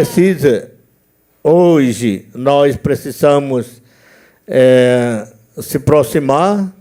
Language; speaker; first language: Portuguese; non-native, local second language; Yanomámi